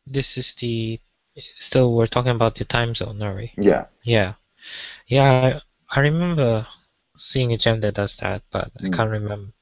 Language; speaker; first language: English; non-native, local second language; Chinese